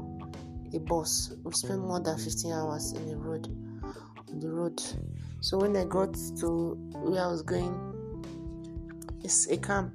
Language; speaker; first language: English; non-native, local second language; Igbo